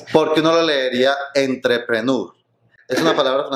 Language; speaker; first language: Spanish; native; Spanish